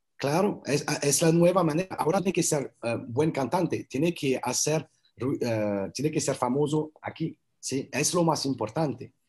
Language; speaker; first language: Spanish; non-native, learner; French